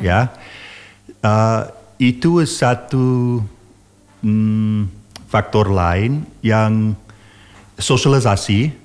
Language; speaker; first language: Indonesian; non-native, learner; English